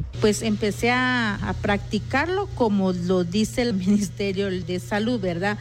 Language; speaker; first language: Spanish; non-native, local second language; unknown